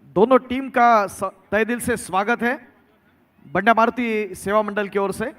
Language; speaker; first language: Hindi; non-native, local second language; Marathi